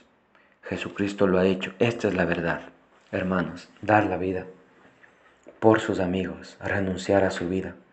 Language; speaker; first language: Spanish; non-native, fluent; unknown